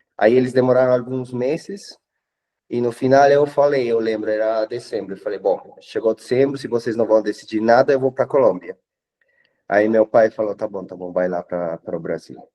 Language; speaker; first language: Portuguese; non-native, fluent; Spanish